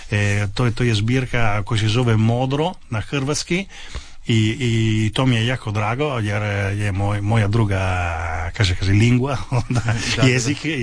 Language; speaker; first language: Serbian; non-native, fluent; Italian